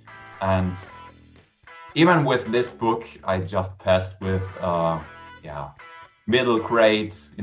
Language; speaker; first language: English; non-native, fluent; German